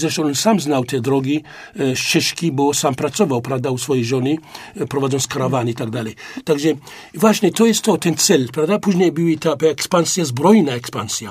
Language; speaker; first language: Polish; non-native, fluent; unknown